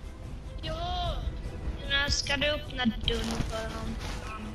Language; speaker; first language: Swedish; non-native, learner; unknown